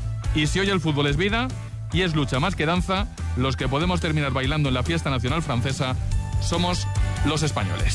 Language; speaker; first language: Spanish; native; Spanish